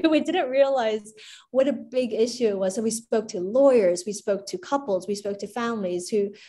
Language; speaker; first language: English; non-native, local second language; Cantonese